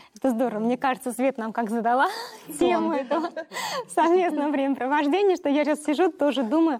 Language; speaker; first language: Russian; native; Russian